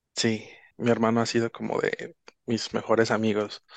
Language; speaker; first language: Spanish; native; Spanish